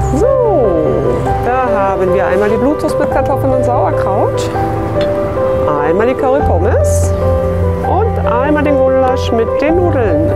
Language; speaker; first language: German; native; German